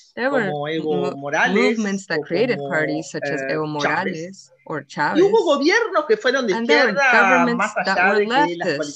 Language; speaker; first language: English; non-native, fluent; Spanish